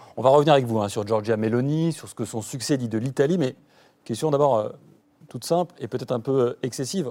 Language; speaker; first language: French; native; French